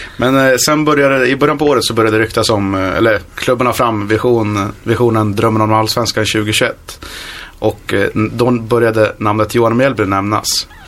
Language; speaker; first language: Swedish; native; Swedish